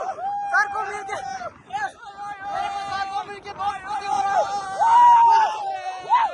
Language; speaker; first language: Hindi; non-native, local second language; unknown